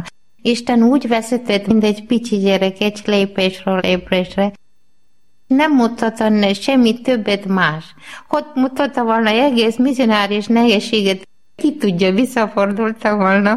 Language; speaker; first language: Hungarian; non-native, learner; Malayalam